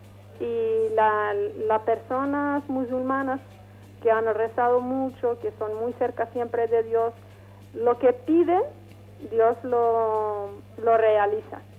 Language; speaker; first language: Spanish; non-native, fluent; Arabic